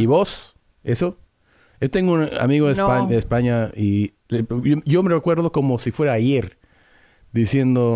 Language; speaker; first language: Spanish; early bilingual, heritage; English